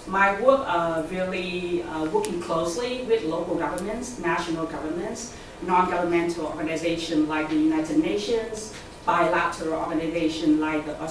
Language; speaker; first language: English; non-native, fluent; Vietnamese